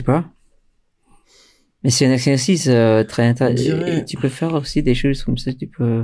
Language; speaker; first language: French; non-native, fluent; English